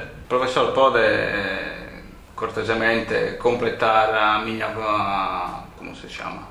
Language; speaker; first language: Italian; non-native, learner; Portuguese